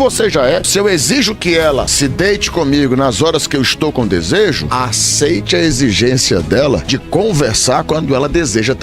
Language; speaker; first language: Portuguese; native; Portuguese